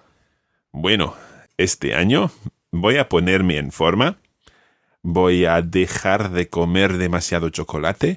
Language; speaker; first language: Spanish; non-native, fluent; English